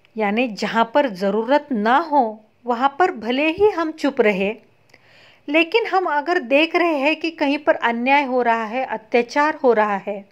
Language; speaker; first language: Hindi; non-native, local second language; Marathi